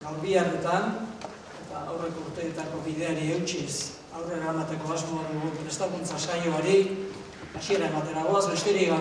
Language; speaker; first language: Basque; native; Basque